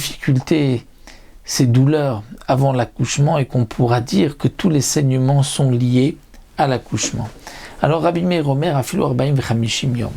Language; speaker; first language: French; native; French